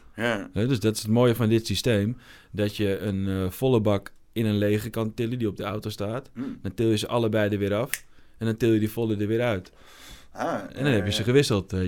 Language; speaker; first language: Dutch; native; Dutch